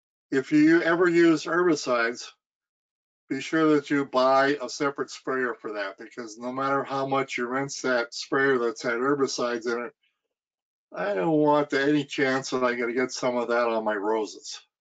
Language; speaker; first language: English; native; English